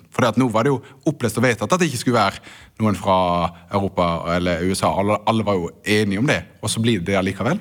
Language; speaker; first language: Norwegian; native; Norwegian